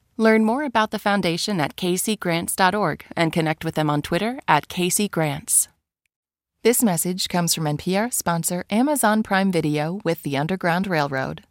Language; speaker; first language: English; native; English